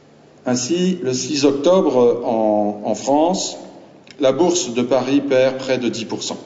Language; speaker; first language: French; native; French